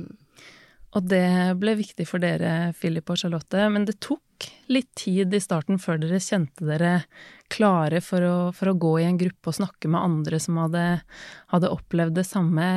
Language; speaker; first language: Norwegian; native; Norwegian